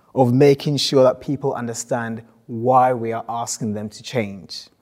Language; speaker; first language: English; non-native, local second language; Akan